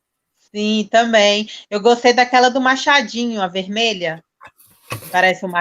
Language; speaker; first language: Portuguese; native; Portuguese